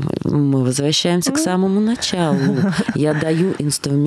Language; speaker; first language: Russian; native; Russian